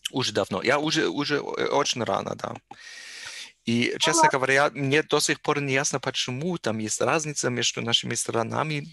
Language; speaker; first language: Russian; non-native, learner; German